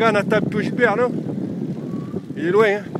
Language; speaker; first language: French; native; French